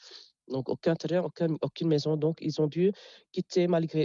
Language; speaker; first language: French; non-native, local second language; Arabic